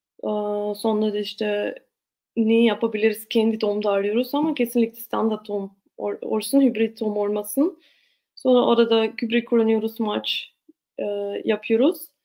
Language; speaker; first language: Turkish; non-native, fluent; German